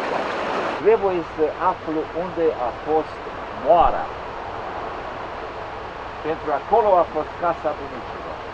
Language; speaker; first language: Romanian; non-native, local second language; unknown